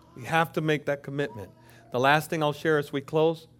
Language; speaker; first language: English; native; English